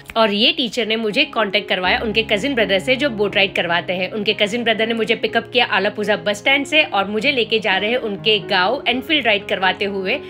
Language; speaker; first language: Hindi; non-native, local second language; Gujarati